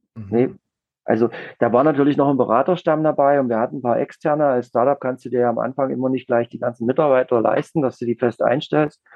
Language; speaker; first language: German; native; German